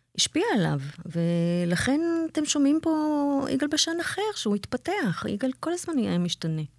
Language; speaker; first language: Hebrew; native; Hebrew